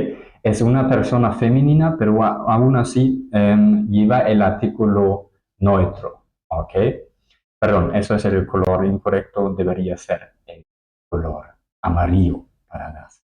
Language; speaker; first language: Spanish; non-native, fluent; German